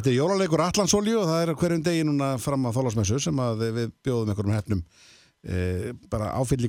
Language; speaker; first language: Icelandic; native; Icelandic